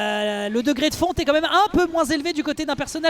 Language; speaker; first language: French; native; French